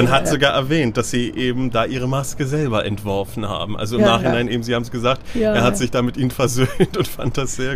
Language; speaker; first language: German; native; German